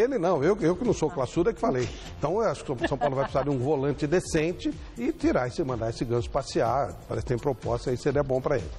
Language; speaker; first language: Portuguese; native; Portuguese